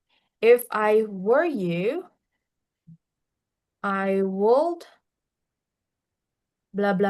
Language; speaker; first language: English; non-native, learner; Indonesian